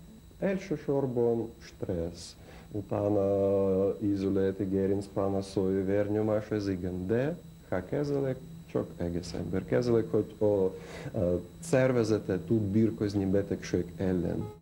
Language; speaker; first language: Hungarian; non-native, learner; Russian